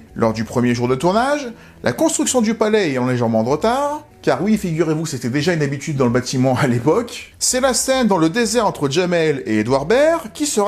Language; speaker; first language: French; native; French